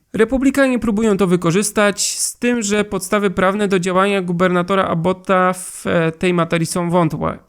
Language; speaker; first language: Polish; native; Polish